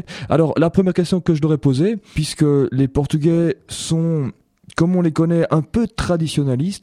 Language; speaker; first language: French; native; French